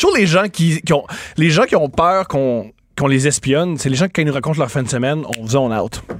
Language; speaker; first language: French; native; French